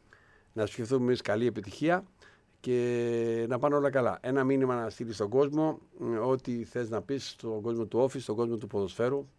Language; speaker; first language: Greek; native; Greek